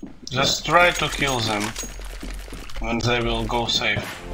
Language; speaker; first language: English; non-native, learner; Russian